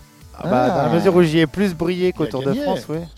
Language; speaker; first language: French; native; French